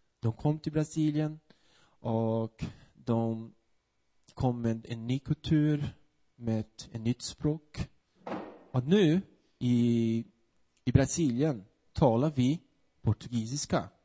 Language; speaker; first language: Swedish; non-native, fluent; Portuguese